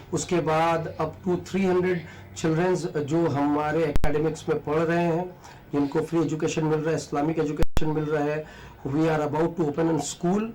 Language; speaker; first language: Hindi; native; Hindi